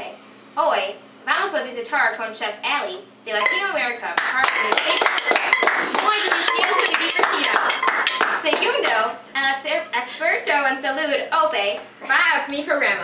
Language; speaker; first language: Spanish; non-native, learner; English